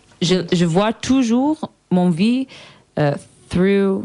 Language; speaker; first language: French; non-native, learner; English